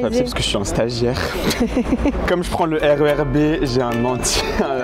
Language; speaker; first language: French; native; French